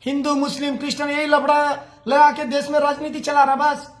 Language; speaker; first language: Hindi; non-native, local second language; Telugu